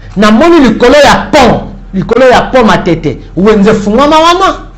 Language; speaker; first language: Lingala; native; Lingala